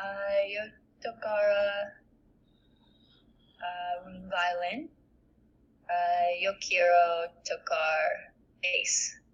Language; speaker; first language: Spanish; non-native, learner; English